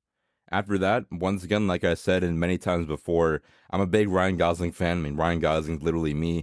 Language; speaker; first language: English; native; English